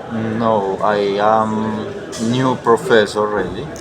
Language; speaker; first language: English; non-native, learner; Spanish